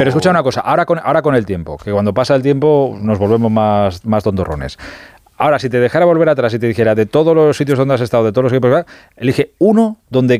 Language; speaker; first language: Spanish; native; Spanish